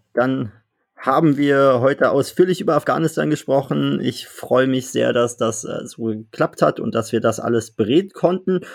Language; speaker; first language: German; native; German